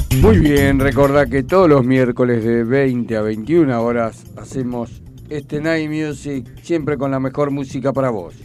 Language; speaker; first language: Spanish; native; Spanish